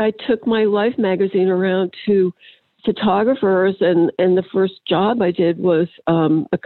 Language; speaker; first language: English; native; English